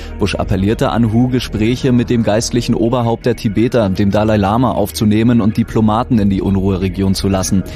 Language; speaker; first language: German; native; German